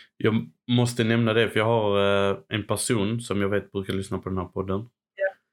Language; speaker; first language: Swedish; early bilingual, other home language; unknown